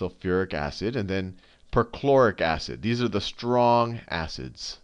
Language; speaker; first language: English; native; English